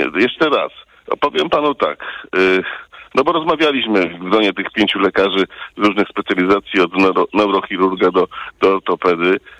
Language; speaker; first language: Polish; early bilingual, heritage; Polish